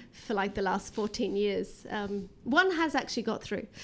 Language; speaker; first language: English; native; English